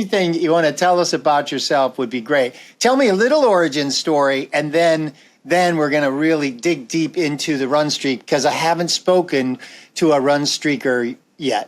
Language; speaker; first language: English; native; English